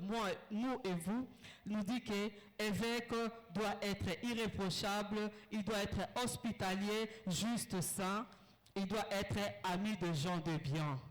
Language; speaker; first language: French; non-native, local second language; Lingala